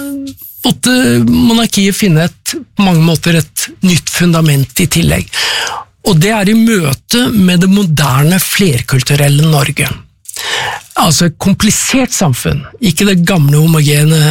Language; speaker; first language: Norwegian; native; Norwegian